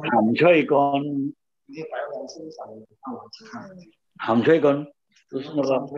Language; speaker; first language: Chinese; non-native, learner; Indonesian